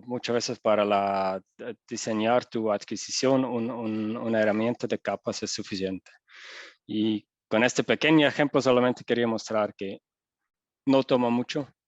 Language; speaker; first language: Spanish; non-native, fluent; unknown